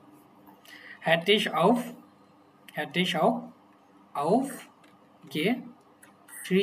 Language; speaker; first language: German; non-native, fluent; Bangla